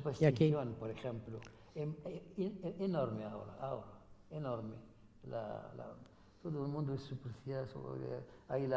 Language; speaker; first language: Spanish; non-native, fluent; Arabic